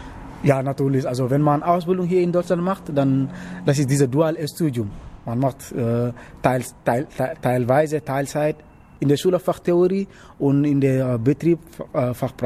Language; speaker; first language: German; non-native, learner; Wolof